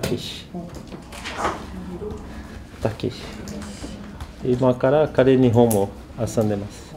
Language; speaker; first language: Japanese; non-native, learner; Portuguese